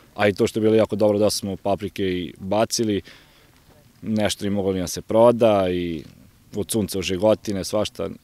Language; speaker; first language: Croatian; native; Croatian